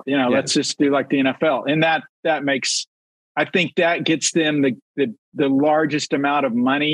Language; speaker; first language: English; native; English